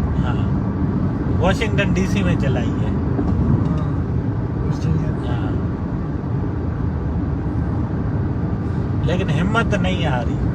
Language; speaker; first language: Hindi; non-native, local second language; Sindhi